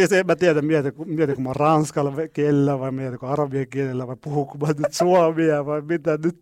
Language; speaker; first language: Finnish; non-native, learner; Arabic